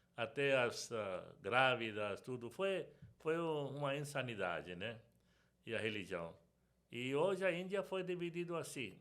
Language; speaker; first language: Portuguese; non-native, fluent; Sindhi